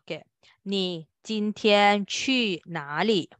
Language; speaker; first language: Chinese; non-native, fluent; Malay